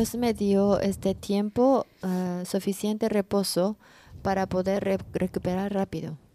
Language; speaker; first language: Spanish; non-native, learner; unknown